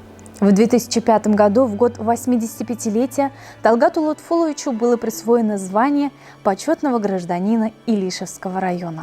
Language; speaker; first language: Russian; native; Russian